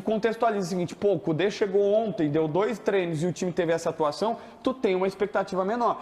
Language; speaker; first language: Portuguese; native; Portuguese